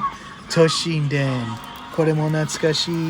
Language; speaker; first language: Japanese; non-native, fluent; English